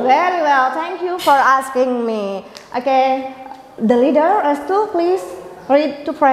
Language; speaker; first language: English; non-native, fluent; Indonesian